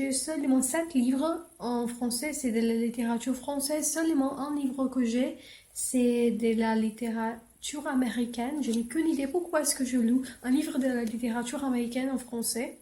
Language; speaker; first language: French; non-native, learner; English